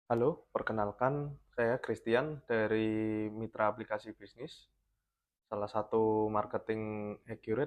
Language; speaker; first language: Indonesian; native; Indonesian